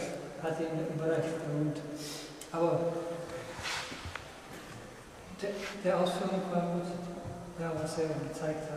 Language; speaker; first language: German; non-native, fluent; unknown